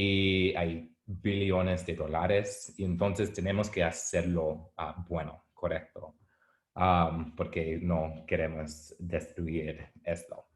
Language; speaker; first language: Spanish; non-native, learner; English